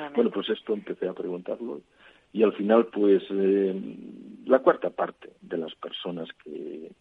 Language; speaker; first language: Spanish; native; Spanish